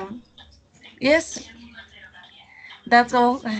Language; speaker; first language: English; non-native, learner; Spanish